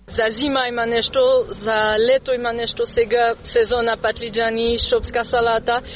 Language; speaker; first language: Macedonian; non-native, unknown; French